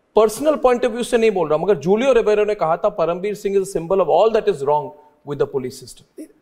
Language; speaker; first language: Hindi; native; Hindi